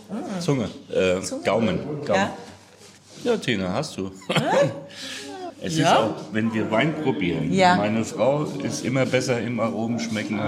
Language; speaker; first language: German; native; German